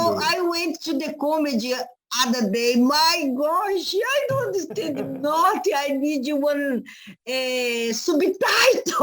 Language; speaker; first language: English; non-native, learner; Portuguese